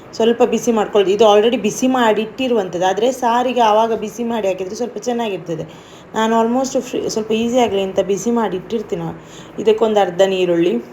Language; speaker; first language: Kannada; non-native, local second language; Tulu